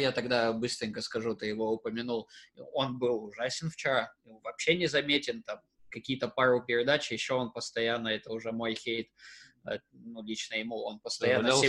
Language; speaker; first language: Russian; native; Russian